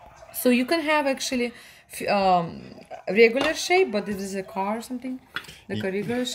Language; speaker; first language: English; non-native, fluent; Russian